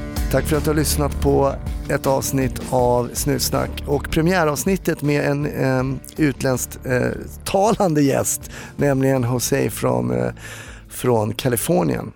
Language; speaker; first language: Swedish; native; Swedish